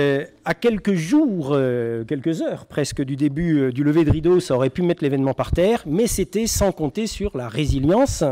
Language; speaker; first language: French; native; French